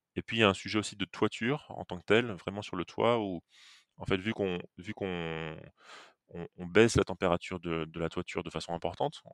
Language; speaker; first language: French; native; French